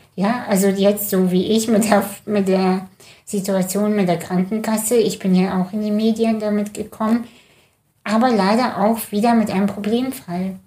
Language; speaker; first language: German; early bilingual, other home language; Russian